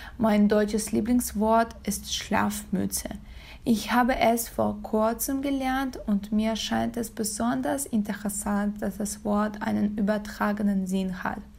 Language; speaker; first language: German; non-native, learner; Russian